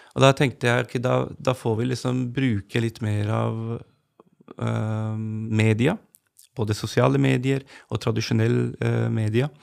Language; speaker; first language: Norwegian; early bilingual, other home language; Urdu